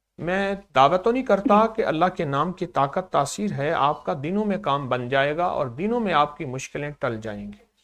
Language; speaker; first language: Urdu; native; Urdu